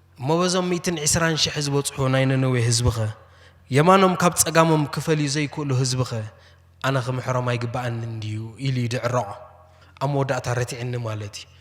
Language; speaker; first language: Tigrinya; native; Tigrinya